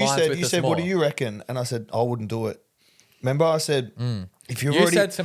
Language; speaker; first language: English; native; English